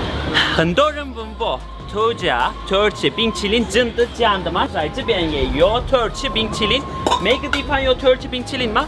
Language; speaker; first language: Chinese; non-native, learner; Turkish